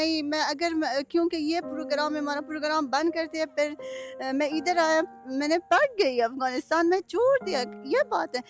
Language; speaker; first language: Hindi; non-native, learner; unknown